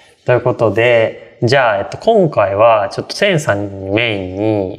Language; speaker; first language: Japanese; native; Japanese